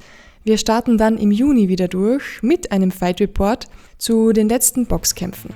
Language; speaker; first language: German; native; German